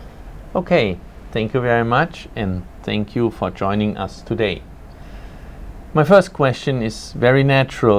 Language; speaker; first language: English; non-native, fluent; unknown